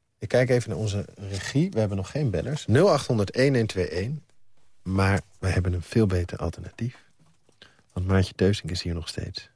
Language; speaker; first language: Dutch; native; Dutch